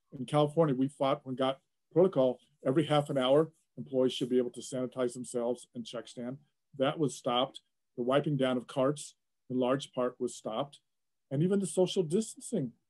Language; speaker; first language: English; native; English